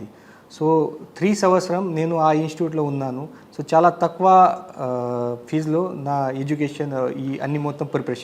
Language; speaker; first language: Telugu; non-native, fluent; Marathi